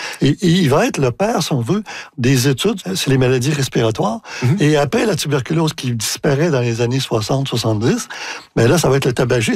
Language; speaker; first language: French; native; French